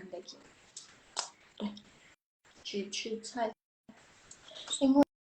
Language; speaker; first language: Chinese; non-native, fluent; Indonesian